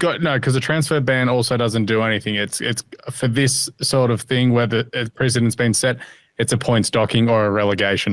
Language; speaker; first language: English; native; English